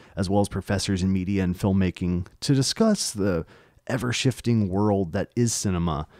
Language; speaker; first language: English; native; English